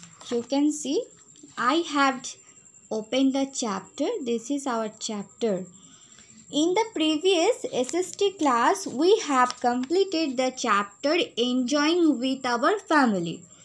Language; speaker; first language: English; non-native, local second language; Bangla